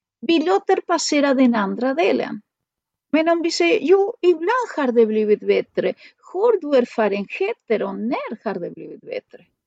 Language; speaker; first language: Swedish; non-native, fluent; Spanish